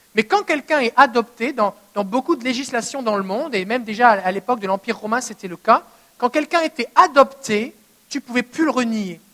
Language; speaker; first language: French; native; French